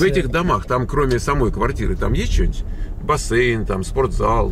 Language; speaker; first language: Russian; native; Russian